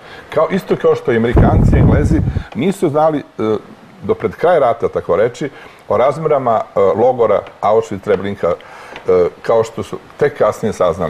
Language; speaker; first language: Croatian; native; Croatian